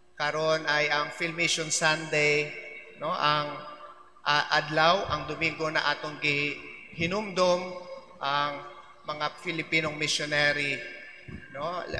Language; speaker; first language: Cebuano; non-native, local second language; Filipino